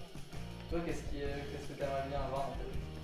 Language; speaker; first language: French; native; French